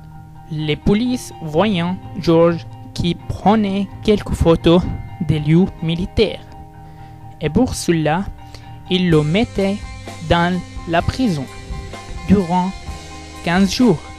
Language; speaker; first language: French; non-native, learner; Arabic